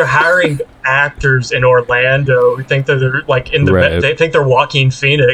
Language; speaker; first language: English; native; English